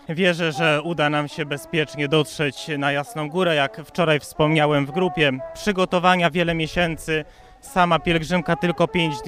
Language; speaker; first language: Polish; native; Polish